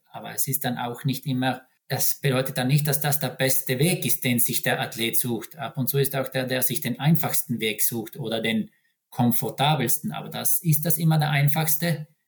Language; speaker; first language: German; native; German